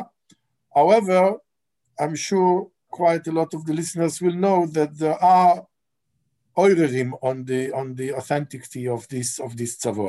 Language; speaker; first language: English; non-native, fluent; Hebrew